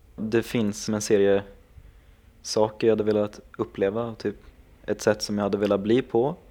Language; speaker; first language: Swedish; non-native, local second language; Finnish